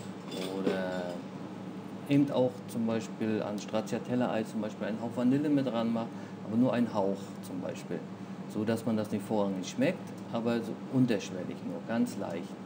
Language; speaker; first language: German; native; German